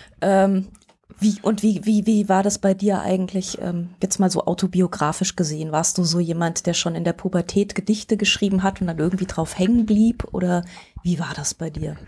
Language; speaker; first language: German; native; German